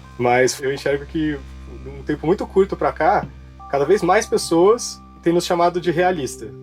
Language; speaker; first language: Portuguese; native; Portuguese